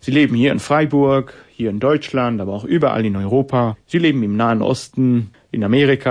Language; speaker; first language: German; non-native, fluent; Hebrew